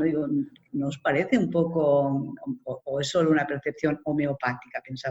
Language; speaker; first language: Spanish; native; Spanish